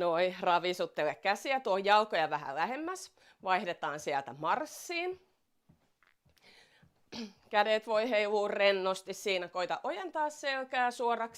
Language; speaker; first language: Finnish; native; Finnish